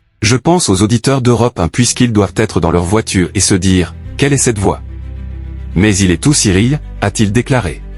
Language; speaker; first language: French; native; French